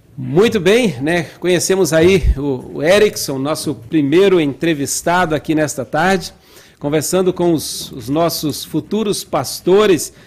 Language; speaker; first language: Portuguese; native; Portuguese